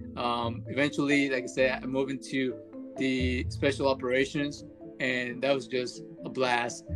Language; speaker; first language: English; early bilingual, other home language; Spanish